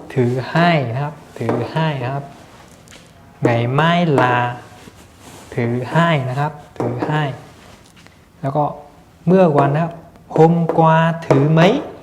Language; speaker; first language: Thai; non-native, fluent; Vietnamese